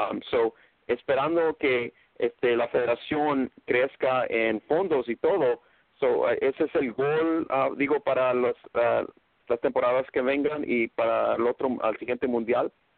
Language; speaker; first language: Spanish; early bilingual, heritage; Spanish